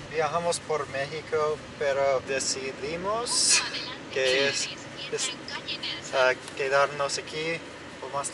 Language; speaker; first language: Spanish; non-native, learner; English